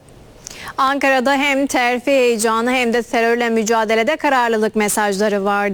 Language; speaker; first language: Turkish; native; Turkish